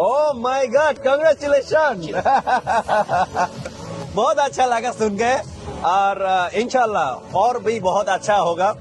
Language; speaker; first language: Hindi; non-native, fluent; Bangla